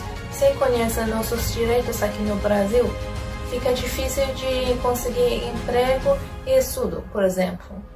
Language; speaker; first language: Portuguese; non-native, fluent; Persian